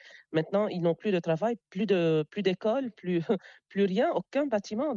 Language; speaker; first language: French; non-native, local second language; Arabic